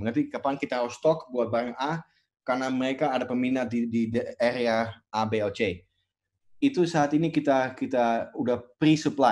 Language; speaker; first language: Indonesian; non-native, fluent; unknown